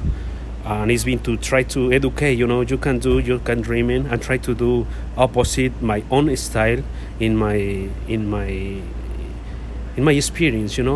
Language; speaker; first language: English; non-native, learner; Spanish